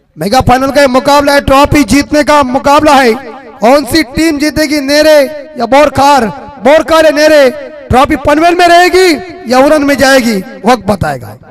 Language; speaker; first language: Hindi; non-native, local second language; Marathi